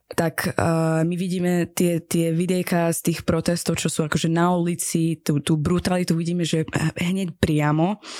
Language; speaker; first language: Slovak; non-native, fluent; Persian